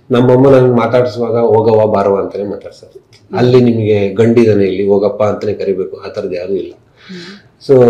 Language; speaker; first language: Kannada; native; Kannada